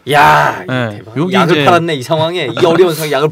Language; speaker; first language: Korean; native; Korean